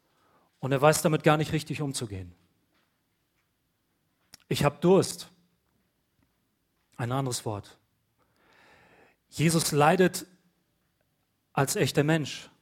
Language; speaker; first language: German; native; German